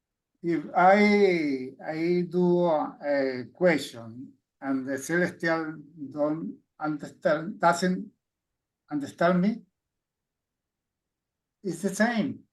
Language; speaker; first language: English; non-native, learner; Spanish